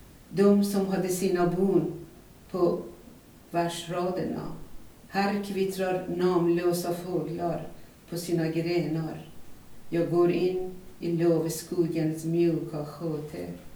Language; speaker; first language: Swedish; non-native, fluent; Persian